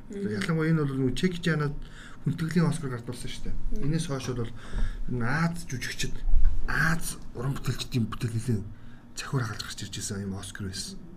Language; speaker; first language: Mongolian; native; Mongolian